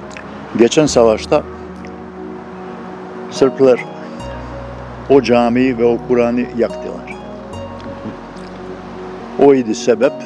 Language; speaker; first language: Turkish; non-native, local second language; Bosnian